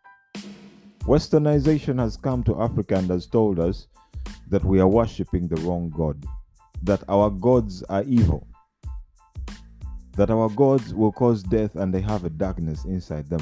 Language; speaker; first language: English; non-native, local second language; Ganda